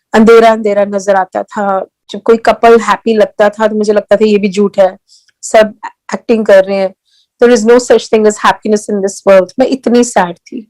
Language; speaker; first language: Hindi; early bilingual, heritage; Hindi